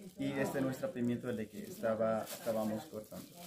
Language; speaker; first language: Spanish; non-native, learner; Arabic